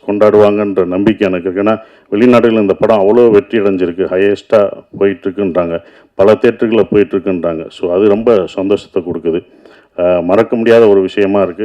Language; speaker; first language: Tamil; native; Tamil